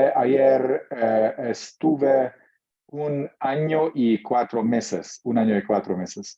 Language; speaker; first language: Spanish; non-native, learner; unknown